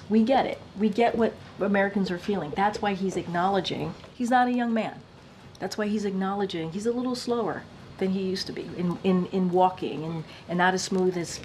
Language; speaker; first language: English; native; English